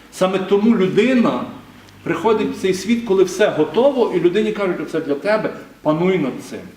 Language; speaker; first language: Ukrainian; native; Ukrainian